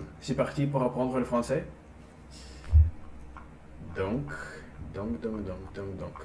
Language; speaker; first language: French; non-native, learner; Russian